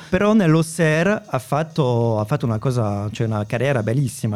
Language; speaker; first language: Italian; non-native, fluent; French